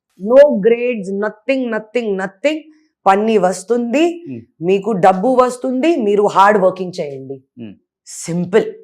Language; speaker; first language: Telugu; non-native, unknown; Hindi